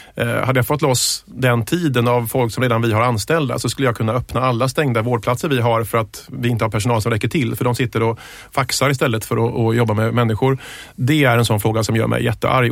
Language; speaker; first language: Swedish; native; Swedish